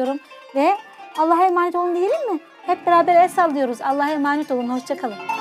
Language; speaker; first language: Turkish; native; Turkish